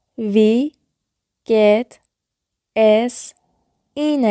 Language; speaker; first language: German; non-native, learner; Persian